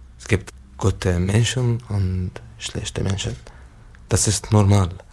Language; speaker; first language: German; non-native, learner; Arabic